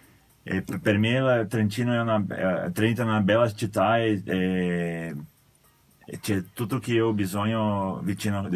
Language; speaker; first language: Italian; non-native, fluent; Portuguese